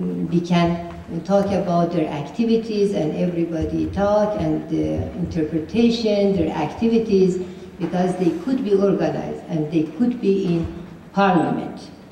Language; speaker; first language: English; non-native, fluent; Persian